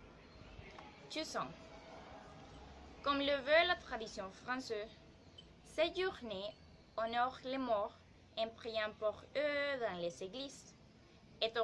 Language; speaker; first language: French; non-native, learner; Spanish